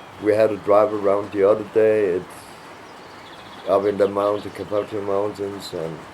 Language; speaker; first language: English; non-native, fluent; Danish